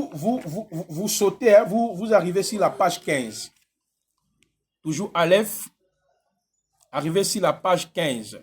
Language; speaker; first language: French; non-native, local second language; Lingala